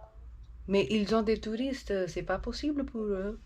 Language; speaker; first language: French; non-native, learner; Hindi